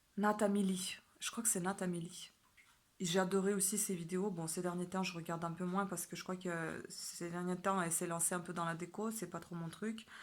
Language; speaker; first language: French; native; French